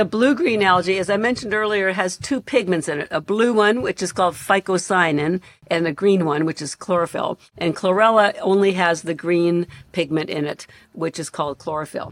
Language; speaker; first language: English; native; English